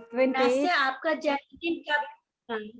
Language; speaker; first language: Hindi; native; Hindi